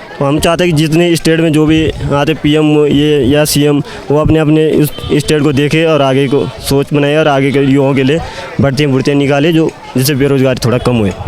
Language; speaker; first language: Hindi; native; Hindi